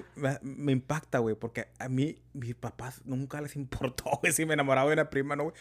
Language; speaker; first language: Spanish; early bilingual, heritage; Spanish